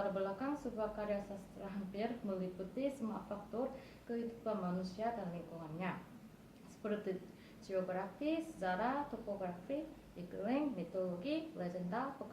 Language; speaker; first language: Indonesian; non-native, fluent; Korean